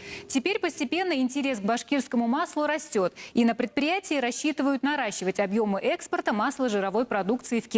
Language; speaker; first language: Russian; native; Russian